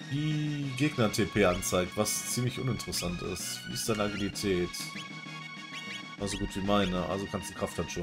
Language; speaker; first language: German; native; German